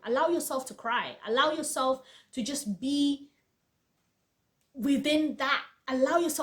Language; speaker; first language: English; native; English